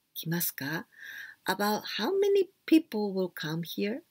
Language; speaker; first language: English; non-native, fluent; Japanese